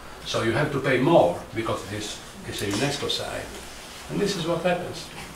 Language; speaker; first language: English; non-native, fluent; Italian